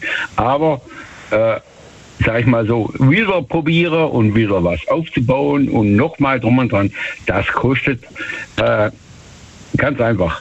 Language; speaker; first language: German; native; German